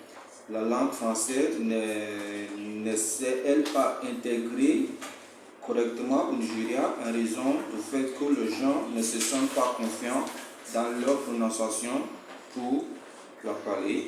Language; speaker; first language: French; non-native, fluent; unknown